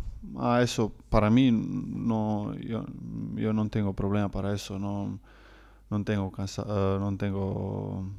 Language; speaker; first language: Spanish; non-native, learner; Croatian